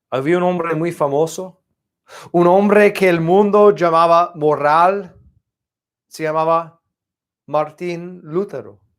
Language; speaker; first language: Spanish; non-native, fluent; English